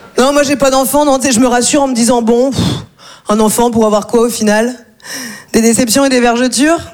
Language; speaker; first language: French; native; French